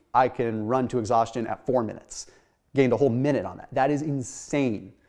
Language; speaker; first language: English; native; English